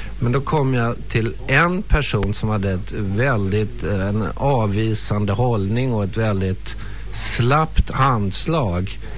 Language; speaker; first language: Swedish; native; Swedish